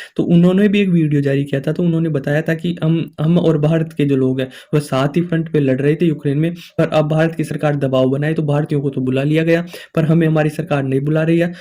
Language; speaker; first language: Hindi; native; Hindi